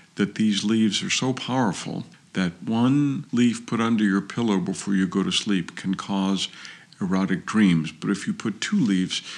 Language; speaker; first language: English; native; English